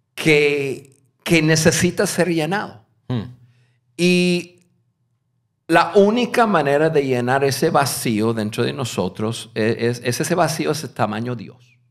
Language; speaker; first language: Spanish; non-native, fluent; English